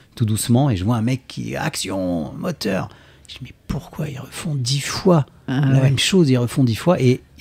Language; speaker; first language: French; native; French